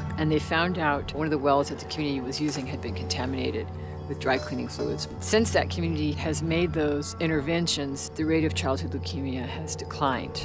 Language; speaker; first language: English; native; English